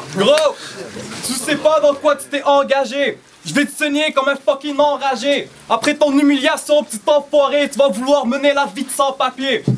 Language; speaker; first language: French; early bilingual, other home language; Arabic